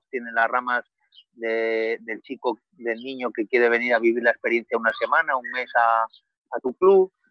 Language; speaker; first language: Spanish; native; Spanish